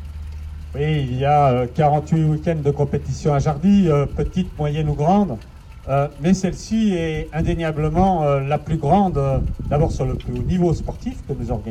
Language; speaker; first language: French; native; French